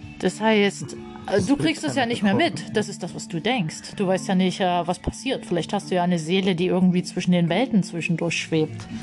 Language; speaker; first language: German; native; German